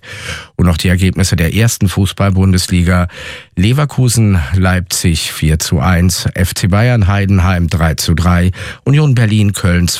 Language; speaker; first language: German; native; German